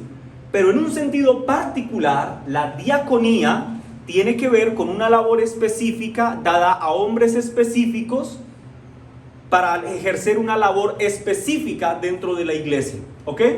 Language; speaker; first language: Spanish; native; Spanish